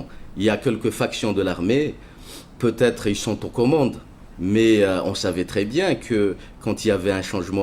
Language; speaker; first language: French; non-native, local second language; Malagasy